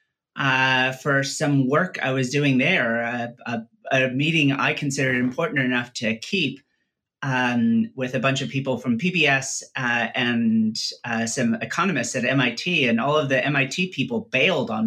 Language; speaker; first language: English; native; English